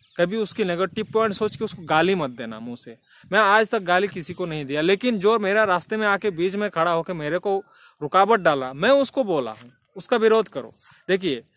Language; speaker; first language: Hindi; non-native, local second language; Bangla